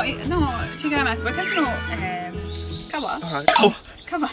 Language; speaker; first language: Japanese; non-native, learner; English